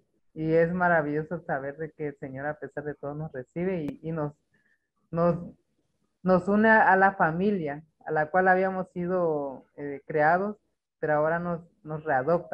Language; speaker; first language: Spanish; native; Spanish